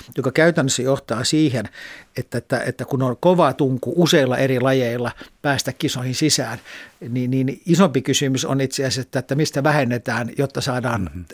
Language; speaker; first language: Finnish; native; Finnish